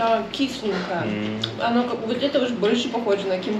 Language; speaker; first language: Russian; native; Russian